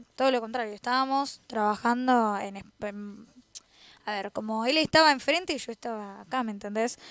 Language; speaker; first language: Spanish; native; Spanish